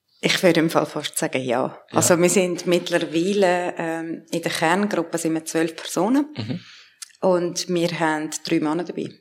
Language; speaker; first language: German; early bilingual, other home language; Persian